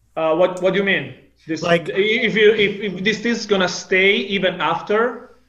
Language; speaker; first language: English; non-native, fluent; Italian